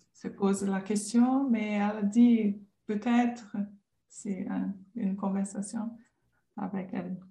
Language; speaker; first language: French; non-native, learner; Portuguese